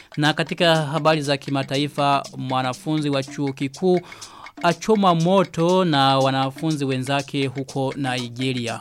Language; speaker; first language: Swahili; non-native, local second language; Rundi